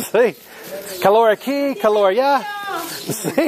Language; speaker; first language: Spanish; non-native, learner; English